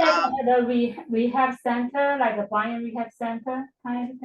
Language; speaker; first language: English; non-native, learner; Chinese